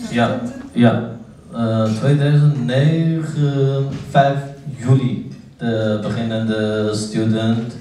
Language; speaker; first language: Dutch; non-native, local second language; Uyghur